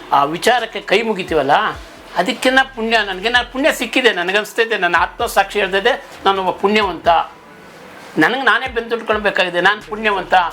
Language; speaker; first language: Kannada; native; Kannada